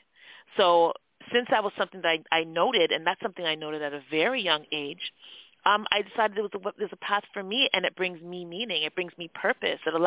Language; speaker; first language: English; native; English